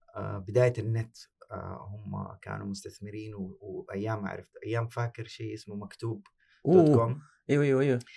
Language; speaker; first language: Arabic; native; Arabic